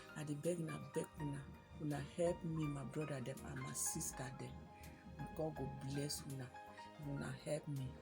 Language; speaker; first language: Nigerian Pidgin; native; Nigerian Pidgin